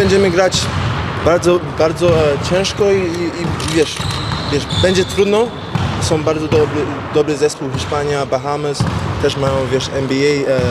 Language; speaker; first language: Polish; early bilingual, heritage; English